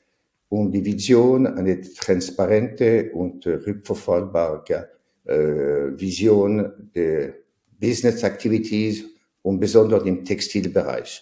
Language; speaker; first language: German; non-native, fluent; French